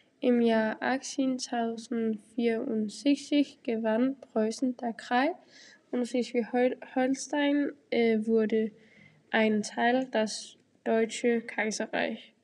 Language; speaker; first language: German; non-native, learner; Danish